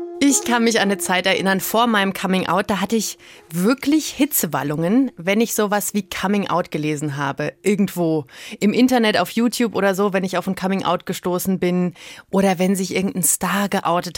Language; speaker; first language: German; native; German